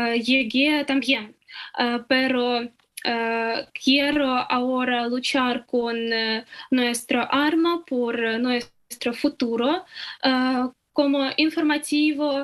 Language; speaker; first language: Spanish; non-native, fluent; Ukrainian